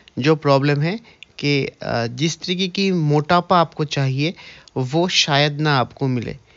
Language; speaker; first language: Hindi; native; Hindi